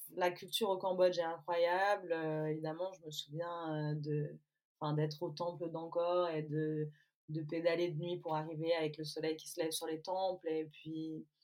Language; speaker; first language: French; native; French